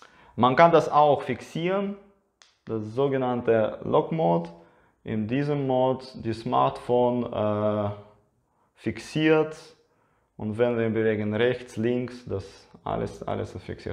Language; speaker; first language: German; non-native, learner; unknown